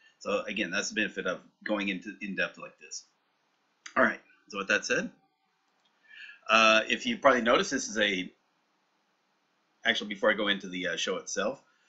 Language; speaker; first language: English; native; English